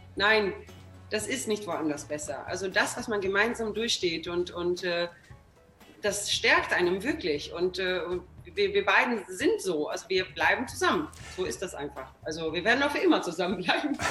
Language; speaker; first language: German; non-native, fluent; Swedish